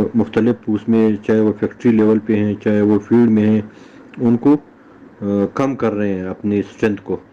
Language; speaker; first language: Urdu; non-native, local second language; Pashto